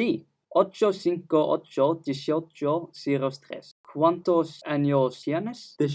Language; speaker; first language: Spanish; non-native, learner; Icelandic